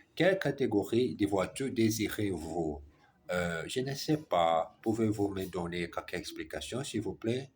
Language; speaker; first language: French; non-native, learner; German